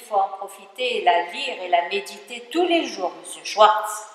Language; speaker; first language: French; native; French